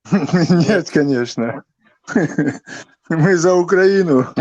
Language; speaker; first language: Russian; non-native, local second language; Kazakh